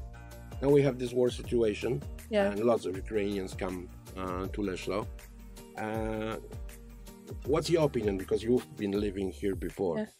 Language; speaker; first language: English; non-native, fluent; Polish